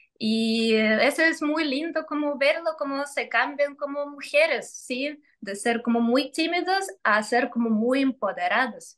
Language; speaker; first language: Spanish; non-native, fluent; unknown